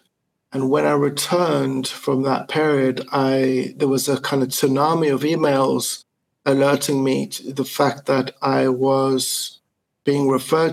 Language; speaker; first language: English; native; English